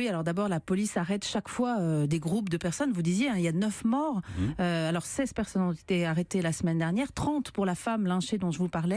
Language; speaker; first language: French; native; French